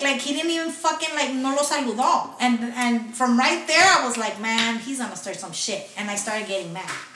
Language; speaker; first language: English; early bilingual, other home language; Spanish